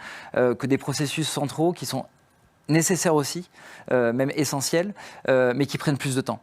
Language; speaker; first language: French; native; French